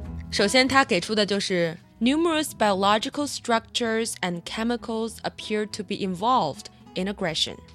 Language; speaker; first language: English; non-native, fluent; Chinese